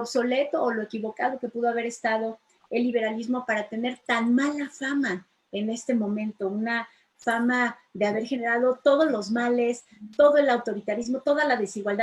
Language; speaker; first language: Spanish; native; Spanish